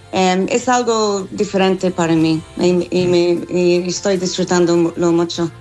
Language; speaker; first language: Spanish; non-native, learner; English